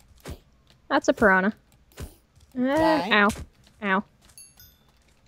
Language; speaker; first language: English; native; English